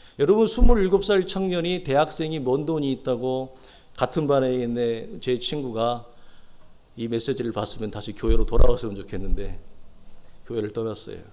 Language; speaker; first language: Korean; native; Korean